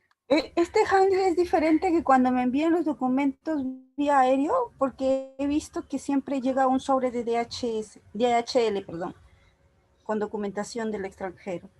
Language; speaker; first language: Spanish; native; Spanish